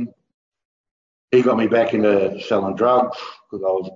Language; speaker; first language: English; native; English